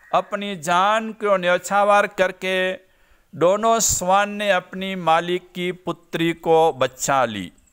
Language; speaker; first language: Hindi; non-native, local second language; Gujarati